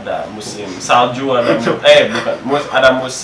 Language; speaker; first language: Indonesian; early bilingual, other home language; English